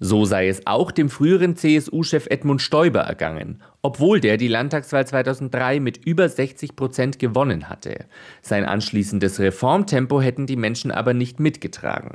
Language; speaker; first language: German; native; German